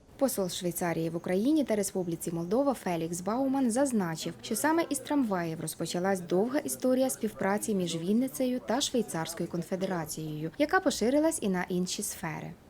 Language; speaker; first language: Ukrainian; native; Ukrainian